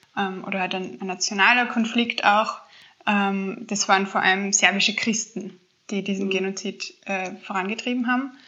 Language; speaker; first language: German; native; German